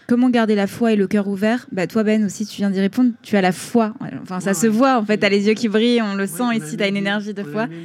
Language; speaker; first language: French; native; French